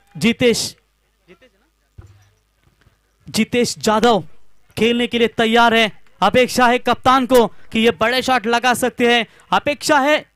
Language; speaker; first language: Hindi; non-native, local second language; Marathi